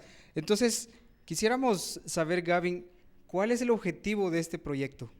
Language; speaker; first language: Spanish; native; Spanish